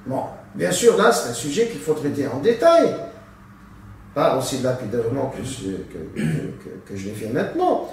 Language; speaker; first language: French; non-native, local second language; Arabic